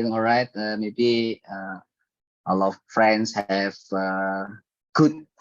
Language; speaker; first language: English; non-native, learner; Indonesian